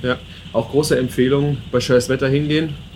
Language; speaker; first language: German; native; German